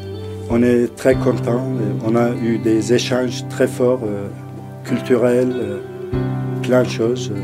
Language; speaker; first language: French; non-native, fluent; Turkish